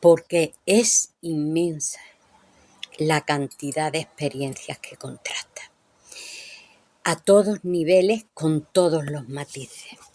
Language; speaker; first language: Spanish; native; Spanish